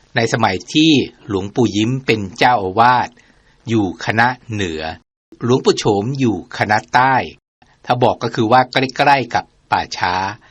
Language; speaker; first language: Thai; native; Thai